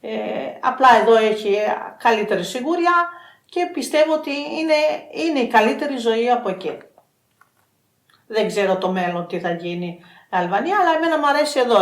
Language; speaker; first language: Greek; non-native, fluent; Albanian